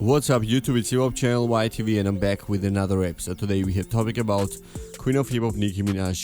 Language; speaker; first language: English; non-native, fluent; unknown